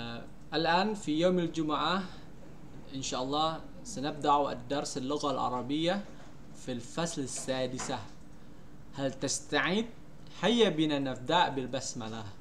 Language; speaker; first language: Arabic; non-native, fluent; Indonesian